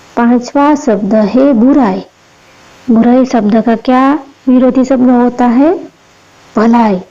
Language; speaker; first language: Hindi; non-native, local second language; Gujarati